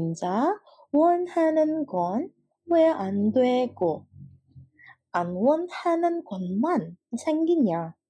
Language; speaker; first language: Korean; non-native, fluent; Indonesian